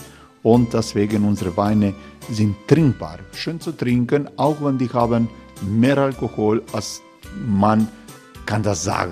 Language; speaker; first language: German; non-native, learner; Croatian